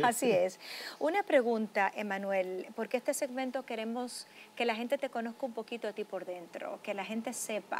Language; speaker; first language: Spanish; native; Spanish